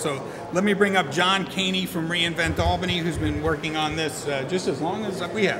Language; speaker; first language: English; native; English